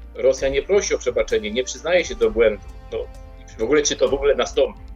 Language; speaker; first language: Polish; native; Polish